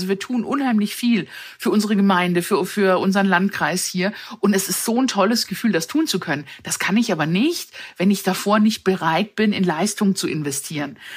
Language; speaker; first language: German; early bilingual, other home language; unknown